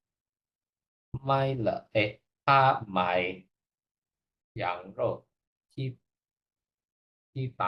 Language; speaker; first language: Chinese; non-native, learner; Indonesian